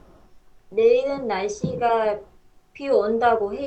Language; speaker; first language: Korean; non-native, fluent; Vietnamese